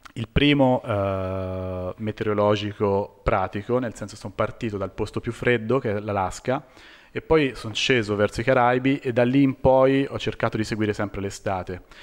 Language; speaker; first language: Italian; native; Italian